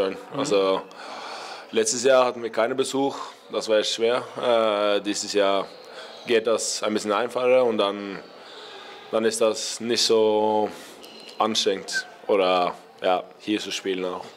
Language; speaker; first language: German; non-native, learner; Norwegian